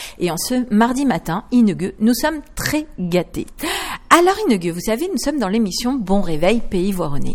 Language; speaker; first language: French; native; French